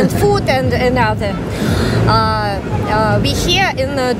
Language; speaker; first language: English; non-native, learner; Russian